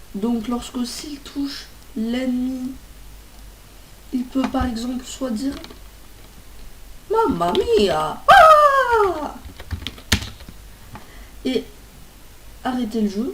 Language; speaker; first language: French; native; French